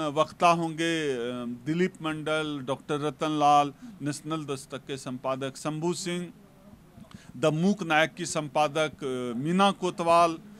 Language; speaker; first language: Hindi; native; Hindi